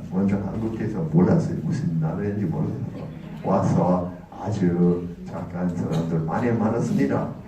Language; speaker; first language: Korean; non-native, learner; English